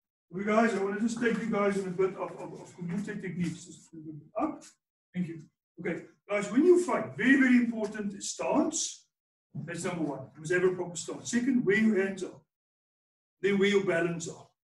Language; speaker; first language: English; non-native, local second language; Afrikaans